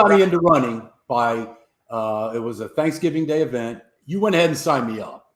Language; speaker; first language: English; native; English